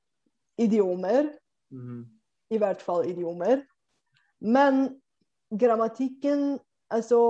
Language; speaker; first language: Norwegian; non-native, fluent; Bulgarian